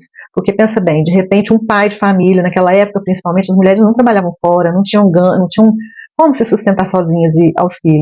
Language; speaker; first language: Portuguese; native; Portuguese